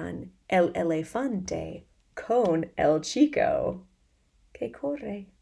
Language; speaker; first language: Spanish; non-native, fluent; English